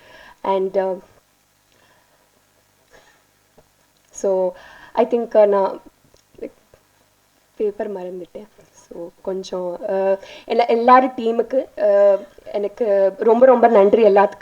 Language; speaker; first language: Tamil; non-native, learner; Telugu